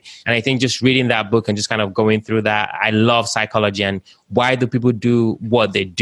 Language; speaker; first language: English; non-native, local second language; Yoruba